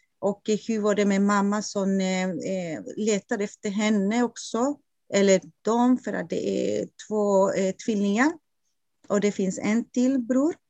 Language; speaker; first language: Swedish; non-native, fluent; Spanish